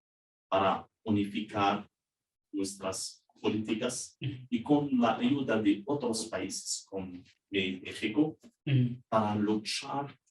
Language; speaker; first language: Spanish; non-native, learner; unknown